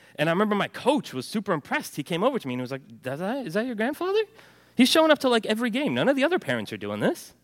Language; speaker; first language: English; early bilingual, other home language; Norwegian